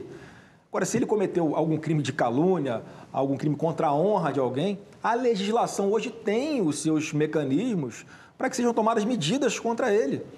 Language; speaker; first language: Portuguese; native; Portuguese